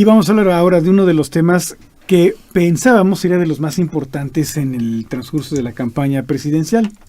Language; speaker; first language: Spanish; native; Spanish